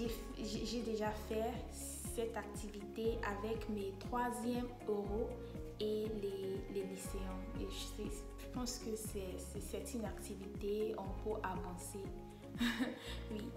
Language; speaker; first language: French; non-native, fluent; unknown